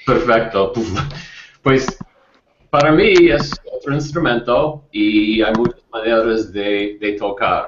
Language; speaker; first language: Spanish; non-native, learner; English